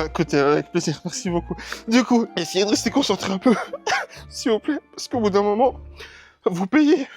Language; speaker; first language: French; native; French